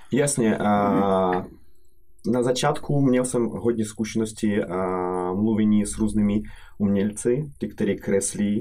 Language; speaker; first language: Czech; non-native, fluent; Russian